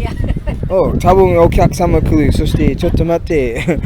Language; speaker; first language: Japanese; non-native, learner; English